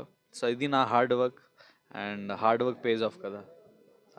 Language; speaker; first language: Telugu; non-native, local second language; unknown